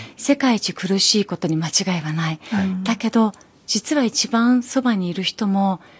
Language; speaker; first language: Japanese; early bilingual, other home language; Persian